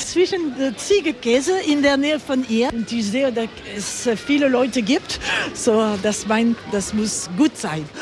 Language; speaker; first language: German; non-native, learner; French